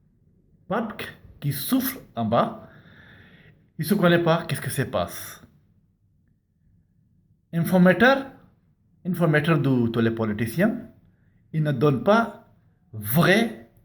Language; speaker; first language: French; non-native, learner; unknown